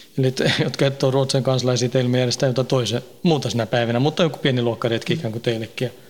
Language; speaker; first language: Finnish; early bilingual, heritage; Finnish